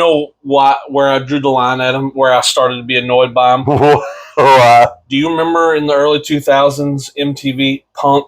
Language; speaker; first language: English; native; English